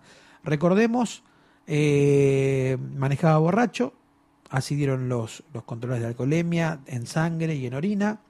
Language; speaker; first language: Spanish; native; Spanish